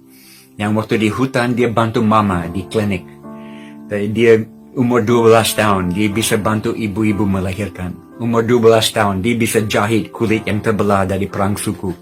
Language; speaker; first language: Indonesian; non-native, fluent; English